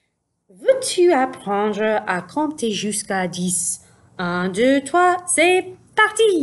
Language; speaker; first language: French; non-native, fluent; English